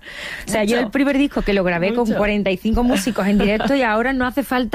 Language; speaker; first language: Spanish; native; Spanish